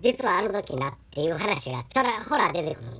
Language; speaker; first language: Japanese; native; Japanese